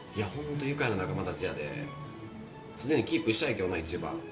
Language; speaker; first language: Japanese; native; Japanese